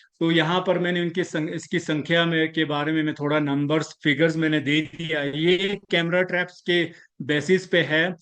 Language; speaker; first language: Hindi; non-native, local second language; Ladakhi